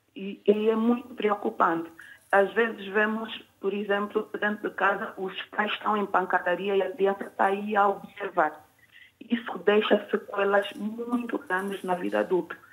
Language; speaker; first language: Portuguese; native; Portuguese